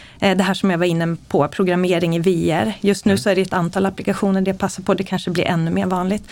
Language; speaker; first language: Swedish; native; Swedish